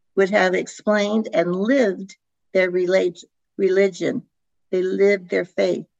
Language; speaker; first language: English; early bilingual, other home language; Dutch